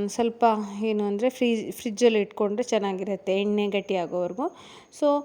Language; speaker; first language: Kannada; non-native, local second language; Tulu